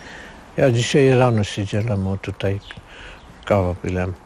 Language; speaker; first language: Polish; non-native, learner; Armenian